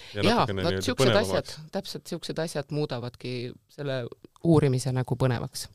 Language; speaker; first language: Estonian; native; Estonian